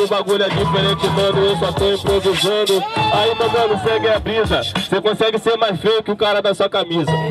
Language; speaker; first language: Portuguese; native; Portuguese